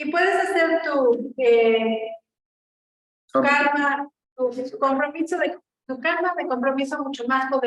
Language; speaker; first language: Spanish; native; Spanish